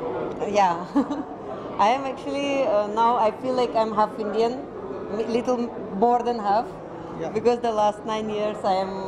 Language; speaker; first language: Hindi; non-native, learner; Russian